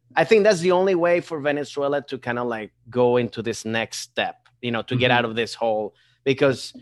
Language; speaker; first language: English; early bilingual, other home language; Spanish